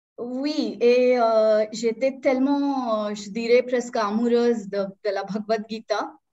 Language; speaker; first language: French; non-native, local second language; Marathi